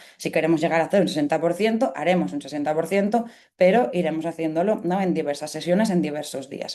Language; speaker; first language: Spanish; native; Spanish